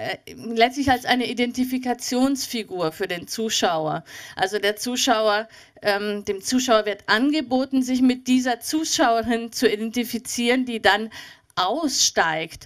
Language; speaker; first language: German; native; German